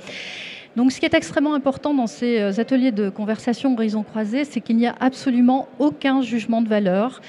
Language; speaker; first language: French; native; French